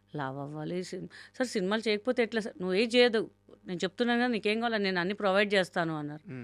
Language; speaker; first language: Telugu; non-native, local second language; Hindi